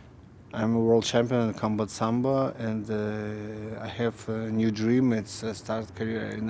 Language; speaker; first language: English; non-native, learner; Russian